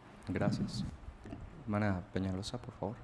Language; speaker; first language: Spanish; native; Spanish